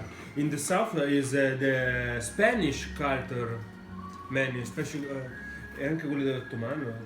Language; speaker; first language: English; non-native, learner; Italian